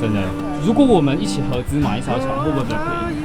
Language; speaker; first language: Chinese; native; Chinese